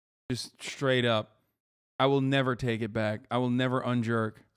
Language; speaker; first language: English; early bilingual, other home language; Turkish